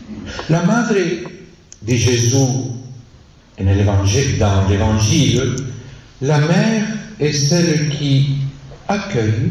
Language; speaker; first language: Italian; non-native, learner; French